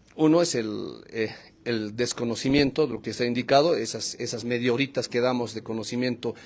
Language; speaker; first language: Spanish; native; Spanish